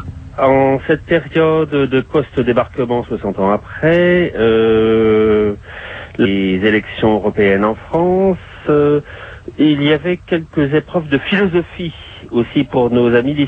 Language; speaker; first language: French; native; French